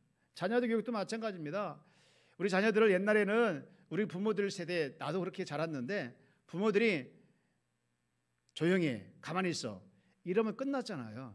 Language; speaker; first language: Korean; native; Korean